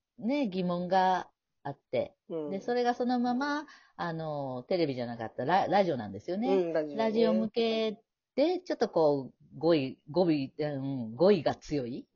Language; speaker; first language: Japanese; native; Japanese